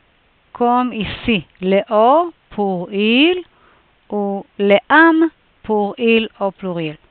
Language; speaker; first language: French; non-native, fluent; Hebrew